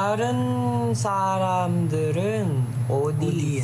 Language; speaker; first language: Korean; non-native, learner; Filipino